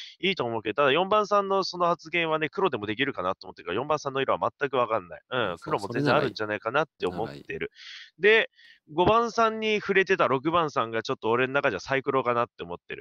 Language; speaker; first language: Japanese; native; Japanese